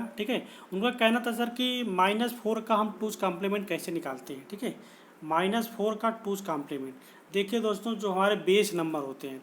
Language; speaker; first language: Hindi; native; Hindi